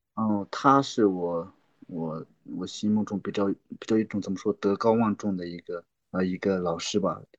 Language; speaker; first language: Chinese; non-native, local second language; Tibetan